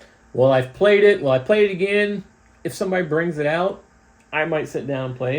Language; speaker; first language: English; native; English